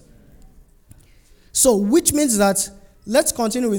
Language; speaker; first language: English; non-native, local second language; Yoruba